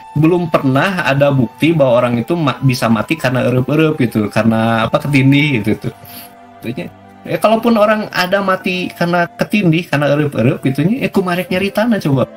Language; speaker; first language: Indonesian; non-native, local second language; Sundanese